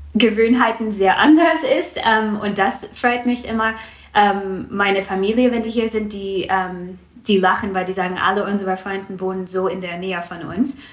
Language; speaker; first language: German; non-native, fluent; English